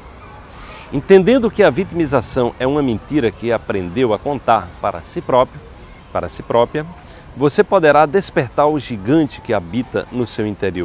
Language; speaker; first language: Portuguese; native; Portuguese